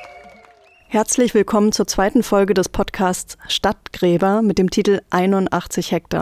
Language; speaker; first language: German; native; German